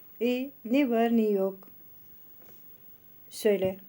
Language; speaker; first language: Turkish; non-native, learner; Russian